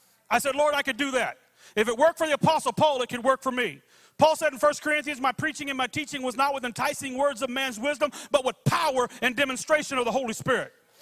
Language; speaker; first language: English; native; English